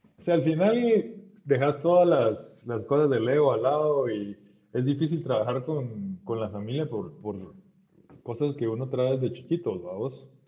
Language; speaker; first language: Spanish; native; Spanish